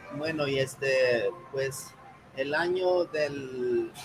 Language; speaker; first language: Spanish; native; Spanish